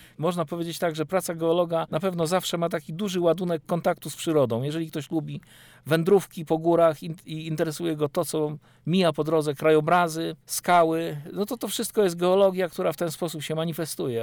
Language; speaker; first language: Polish; native; Polish